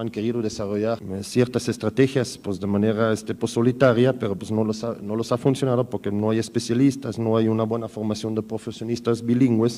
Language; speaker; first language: Spanish; native; Spanish